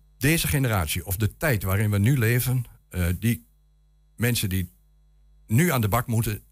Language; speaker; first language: Dutch; native; Dutch